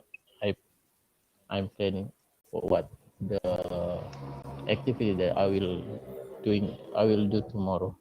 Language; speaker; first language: English; non-native, learner; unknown